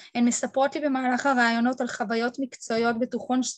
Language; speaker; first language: Hebrew; non-native, fluent; Russian